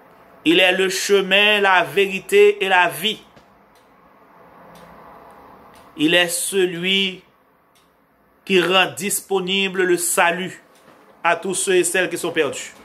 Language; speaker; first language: French; non-native, local second language; Haitian Creole